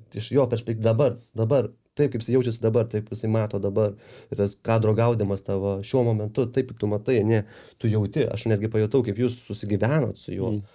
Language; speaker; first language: Lithuanian; native; Lithuanian